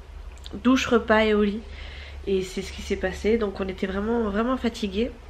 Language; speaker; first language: French; native; French